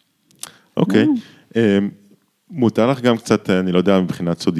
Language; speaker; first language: Hebrew; native; Hebrew